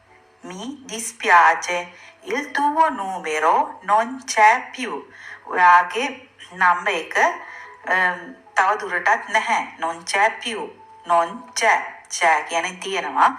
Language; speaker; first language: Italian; non-native, fluent; Sinhala